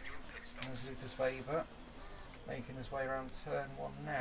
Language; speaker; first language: English; native; English